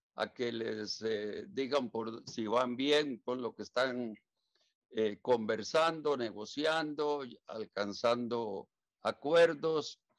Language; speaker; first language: Spanish; native; Spanish